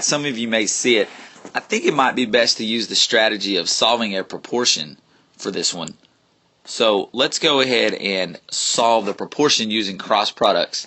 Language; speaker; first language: English; native; English